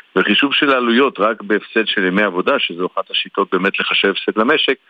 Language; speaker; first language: Hebrew; native; Hebrew